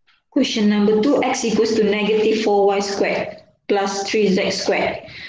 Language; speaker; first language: English; non-native, local second language; Malay